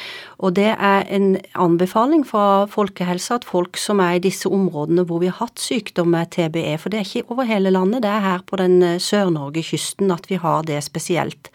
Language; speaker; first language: Norwegian; native; Norwegian